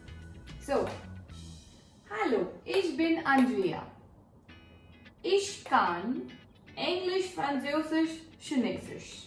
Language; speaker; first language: German; non-native, fluent; Gujarati